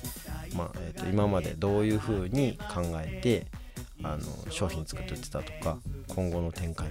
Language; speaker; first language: Japanese; native; Japanese